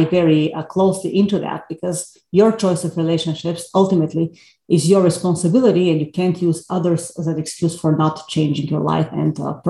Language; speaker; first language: English; non-native, fluent; Bulgarian